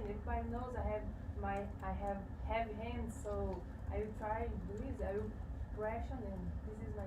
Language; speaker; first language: English; non-native, learner; Portuguese